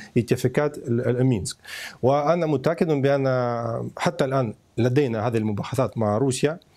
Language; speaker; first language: Arabic; non-native, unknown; Ukrainian